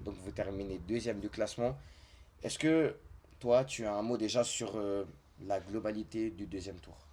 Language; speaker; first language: French; native; French